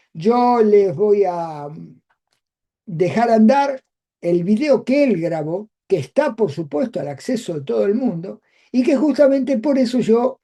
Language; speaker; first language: Spanish; native; Spanish